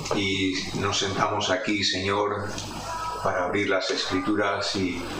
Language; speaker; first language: Spanish; native; Spanish